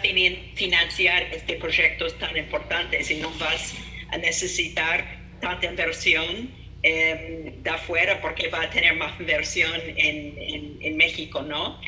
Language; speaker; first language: Spanish; non-native, fluent; English